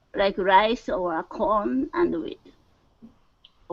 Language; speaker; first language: English; non-native, learner; Japanese